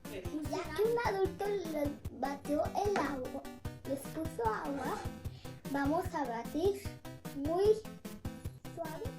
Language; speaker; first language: Spanish; native; Spanish